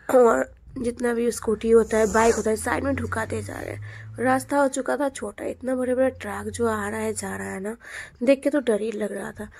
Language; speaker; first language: Hindi; non-native, local second language; Bangla